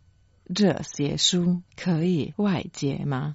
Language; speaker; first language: Chinese; non-native, fluent; Croatian